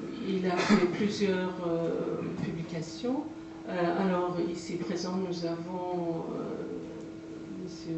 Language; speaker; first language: French; non-native, fluent; Persian